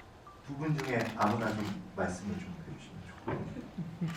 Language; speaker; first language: Korean; native; Korean